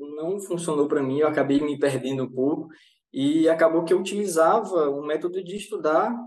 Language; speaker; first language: Portuguese; native; Portuguese